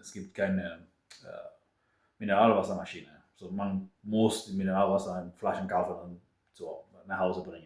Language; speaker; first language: German; non-native, fluent; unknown